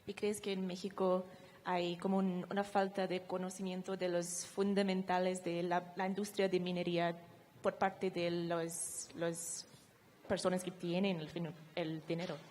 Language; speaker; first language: Spanish; non-native, fluent; English